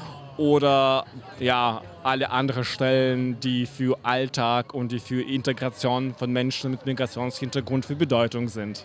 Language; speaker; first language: German; non-native, fluent; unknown